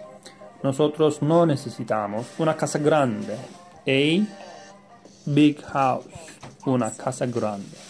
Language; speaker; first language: Spanish; non-native, learner; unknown